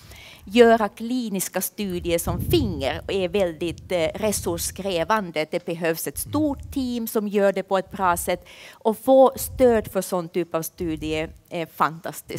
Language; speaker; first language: Swedish; non-native, fluent; Finnish